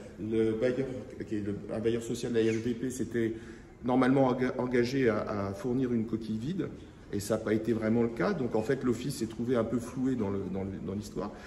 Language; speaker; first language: French; native; French